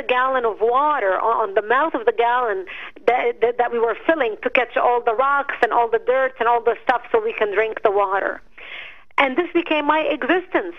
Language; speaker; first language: English; non-native, fluent; Arabic